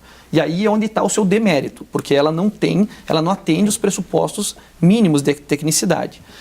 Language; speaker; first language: Portuguese; native; Portuguese